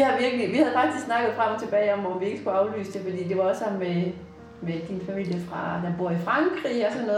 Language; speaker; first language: Danish; native; Danish